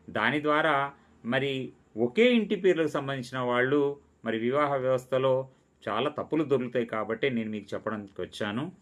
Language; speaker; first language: Telugu; non-native, local second language; Lambadi